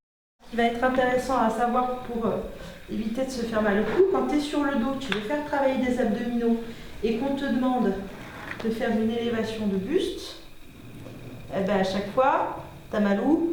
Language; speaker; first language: French; native; French